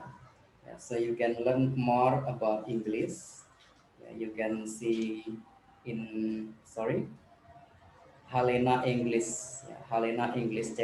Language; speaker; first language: English; non-native, learner; Indonesian